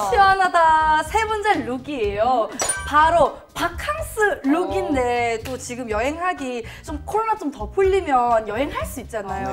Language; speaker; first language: Korean; non-native, fluent; Thai